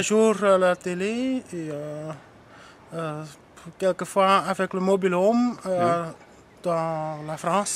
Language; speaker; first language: French; non-native, local second language; Dutch